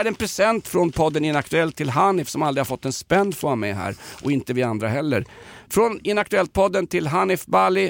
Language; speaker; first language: Swedish; native; Swedish